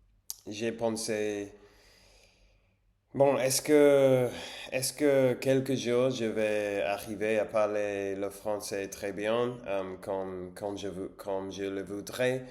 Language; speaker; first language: French; non-native, learner; English